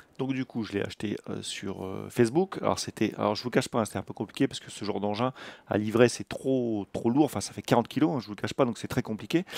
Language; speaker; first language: French; native; French